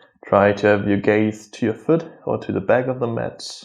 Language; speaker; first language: English; non-native, fluent; German